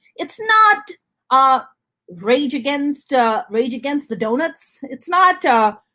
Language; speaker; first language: English; non-native, local second language; Urdu